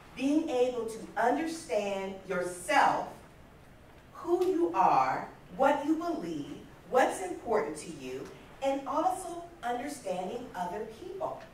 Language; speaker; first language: English; native; English